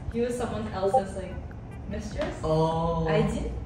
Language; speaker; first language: English; non-native, fluent; Indonesian